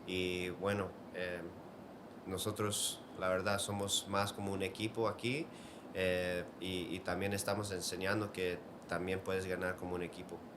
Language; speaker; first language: Spanish; early bilingual, heritage; English